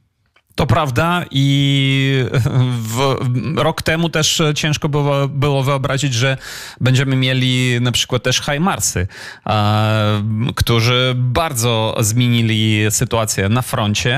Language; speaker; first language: Polish; non-native, fluent; Ukrainian